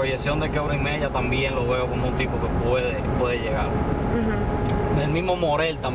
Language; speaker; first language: Spanish; native; Spanish